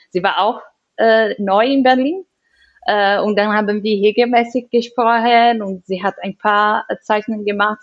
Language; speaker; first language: German; non-native, learner; Portuguese